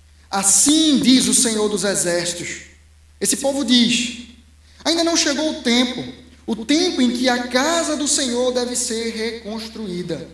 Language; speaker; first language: Portuguese; native; Portuguese